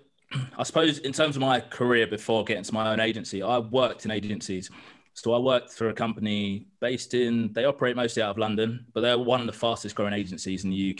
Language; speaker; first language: English; native; English